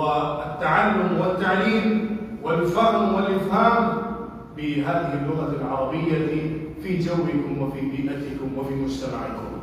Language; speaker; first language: Arabic; non-native, fluent; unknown